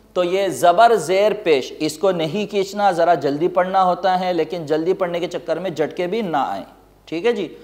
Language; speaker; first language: Urdu; native; Urdu